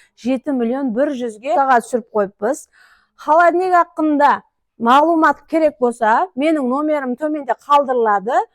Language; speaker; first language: Uzbek; non-native, local second language; Kara-Kalpak